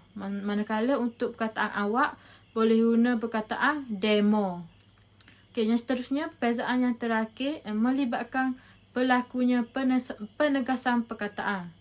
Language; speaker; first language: Malay; native; Malay